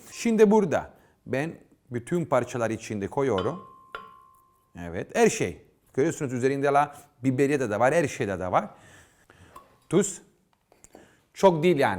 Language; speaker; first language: Turkish; non-native, fluent; Italian